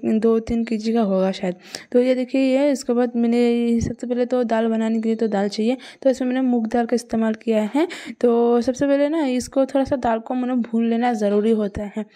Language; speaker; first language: Hindi; non-native, local second language; Bangla